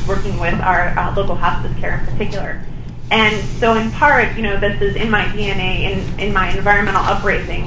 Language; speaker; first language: English; native; English